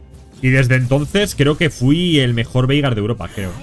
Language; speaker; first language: Spanish; native; Spanish